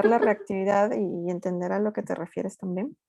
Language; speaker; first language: Spanish; native; Spanish